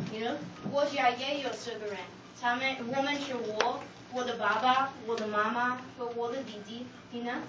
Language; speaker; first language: Chinese; non-native, learner; English